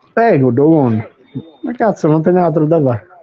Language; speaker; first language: Italian; native; Italian